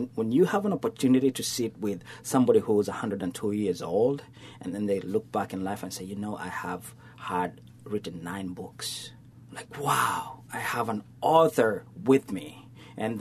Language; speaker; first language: English; non-native, local second language; Kikuyu